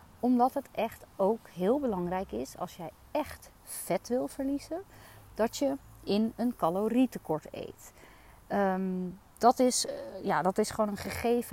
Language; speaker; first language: Dutch; native; Dutch